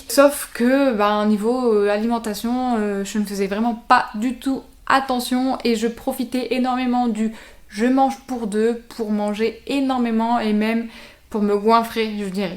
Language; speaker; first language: French; native; French